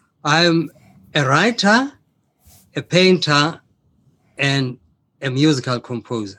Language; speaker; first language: English; non-native, local second language; Xhosa